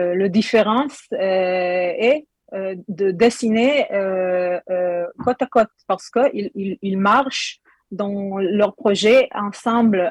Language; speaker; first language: French; non-native, learner; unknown